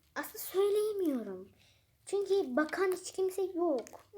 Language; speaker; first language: Turkish; non-native, fluent; Persian